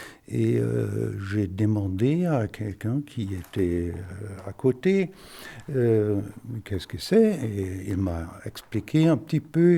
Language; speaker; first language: French; non-native, fluent; German